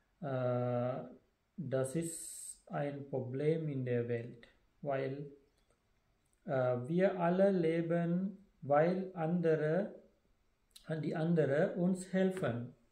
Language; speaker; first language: German; non-native, fluent; Sinhala